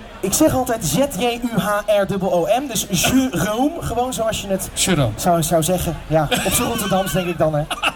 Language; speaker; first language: Dutch; native; Dutch